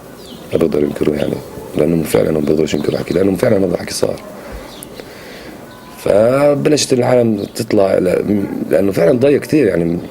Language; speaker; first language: Arabic; native; Arabic